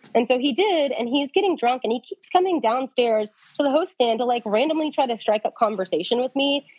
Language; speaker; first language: English; native; English